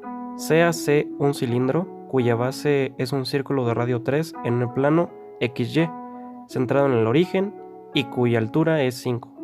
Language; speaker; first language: Spanish; native; Spanish